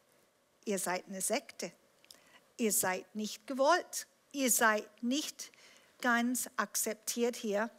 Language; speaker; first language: German; non-native, fluent; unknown